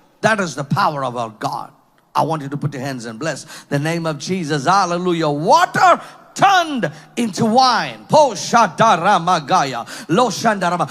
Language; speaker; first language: English; non-native, local second language; Tamil